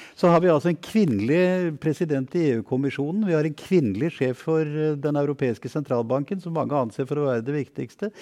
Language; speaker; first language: Norwegian; native; Norwegian